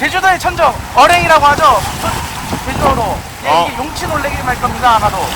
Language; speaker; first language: Korean; native; Korean